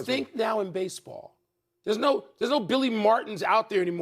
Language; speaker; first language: English; native; English